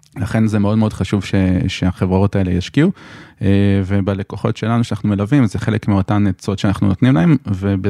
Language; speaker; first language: Hebrew; native; Hebrew